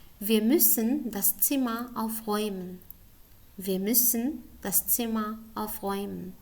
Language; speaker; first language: German; non-native, learner; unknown